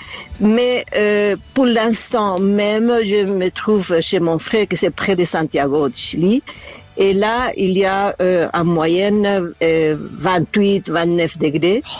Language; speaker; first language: French; non-native, fluent; Spanish